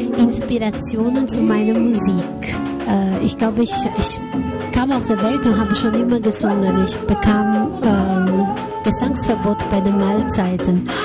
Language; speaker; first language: German; non-native, fluent; Portuguese